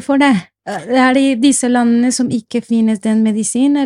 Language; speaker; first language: Norwegian; non-native, fluent; Spanish